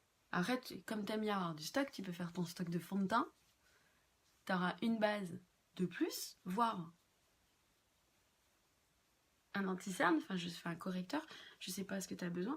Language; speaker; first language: French; native; French